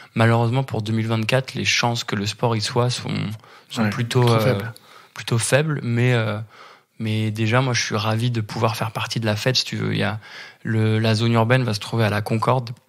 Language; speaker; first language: French; native; French